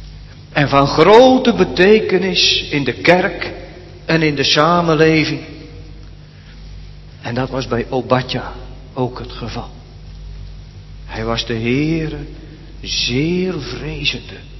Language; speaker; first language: Dutch; native; Dutch